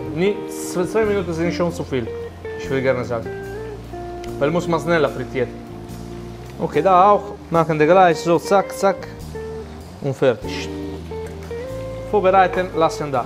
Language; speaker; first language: German; non-native, learner; Italian